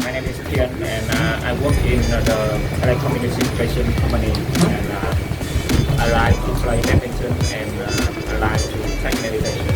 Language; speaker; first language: English; non-native, fluent; Vietnamese